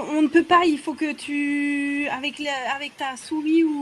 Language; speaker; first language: French; native; French